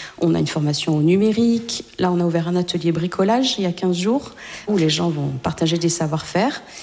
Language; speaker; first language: French; native; French